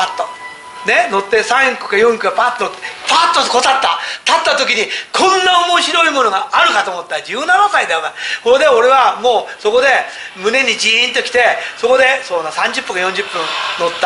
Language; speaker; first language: Japanese; native; Japanese